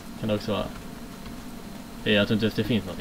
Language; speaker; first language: Swedish; native; Swedish